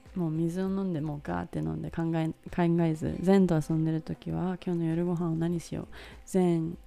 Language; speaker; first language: Japanese; early bilingual, heritage; Japanese